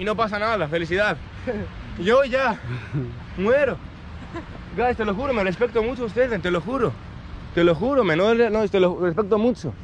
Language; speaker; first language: Spanish; non-native, learner; Greek